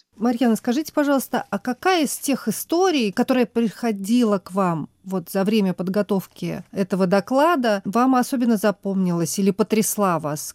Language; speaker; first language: Russian; native; Russian